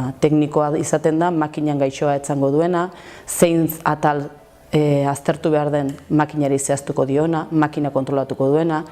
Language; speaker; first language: Basque; native; Basque